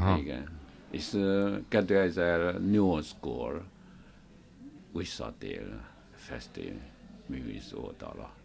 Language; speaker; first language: Hungarian; non-native, learner; Chinese